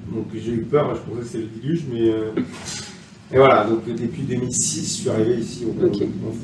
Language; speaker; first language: French; non-native, fluent; Spanish